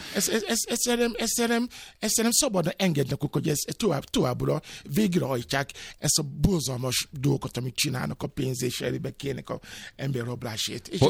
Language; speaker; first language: Hungarian; non-native, fluent; Yoruba